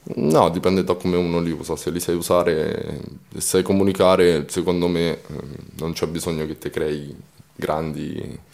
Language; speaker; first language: Italian; early bilingual, other home language; Romanian